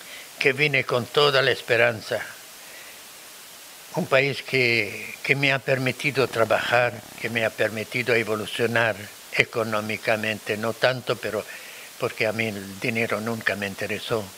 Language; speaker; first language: Spanish; non-native, fluent; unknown